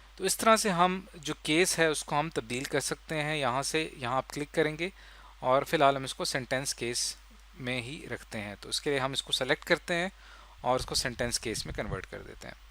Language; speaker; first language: Urdu; native; Urdu